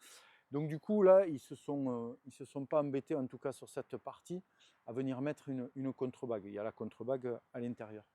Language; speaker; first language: French; native; French